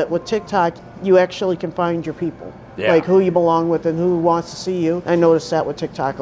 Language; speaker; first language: English; native; English